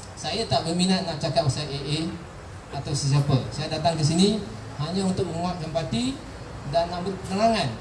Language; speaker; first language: Malay; native; Malay